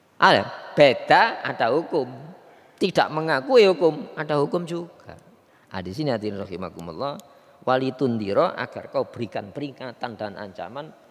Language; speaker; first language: Indonesian; non-native, local second language; Javanese